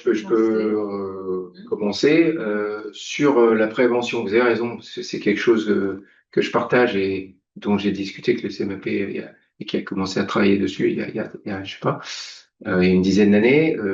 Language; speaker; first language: French; native; French